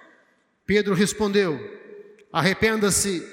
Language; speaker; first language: Portuguese; native; Portuguese